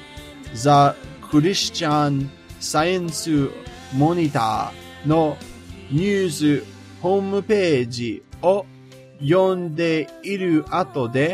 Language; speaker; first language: Japanese; non-native, learner; English